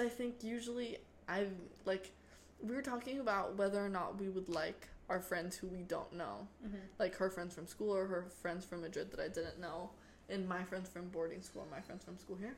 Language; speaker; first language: English; non-native, fluent; Spanish